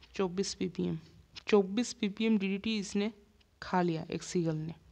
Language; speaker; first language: Hindi; non-native, local second language; Bangla